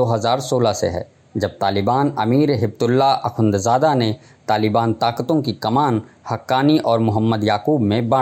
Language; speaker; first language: Hindi; native; Hindi